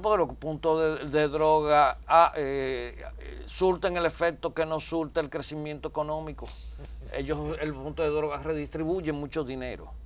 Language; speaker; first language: Spanish; native; Spanish